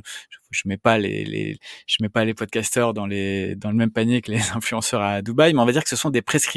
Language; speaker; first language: French; native; French